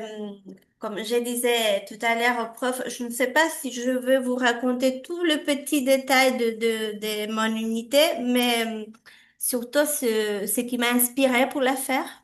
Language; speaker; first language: French; non-native, fluent; Spanish